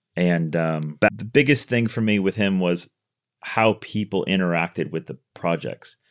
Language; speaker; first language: English; native; English